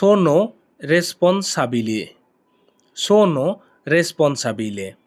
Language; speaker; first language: Italian; non-native, learner; Bangla